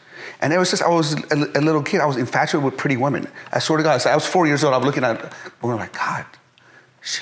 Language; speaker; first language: English; early bilingual, other home language; Persian